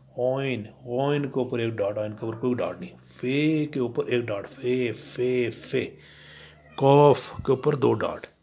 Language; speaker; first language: Urdu; native; Urdu